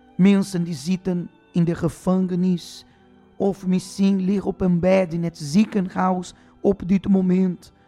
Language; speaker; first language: Dutch; non-native, fluent; Portuguese